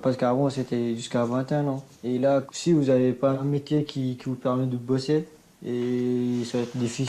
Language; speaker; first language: French; non-native, fluent; Persian